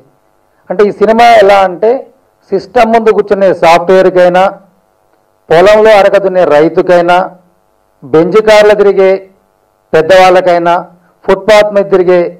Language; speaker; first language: Telugu; native; Telugu